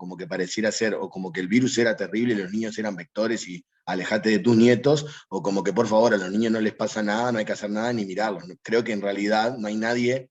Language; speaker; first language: Spanish; native; Spanish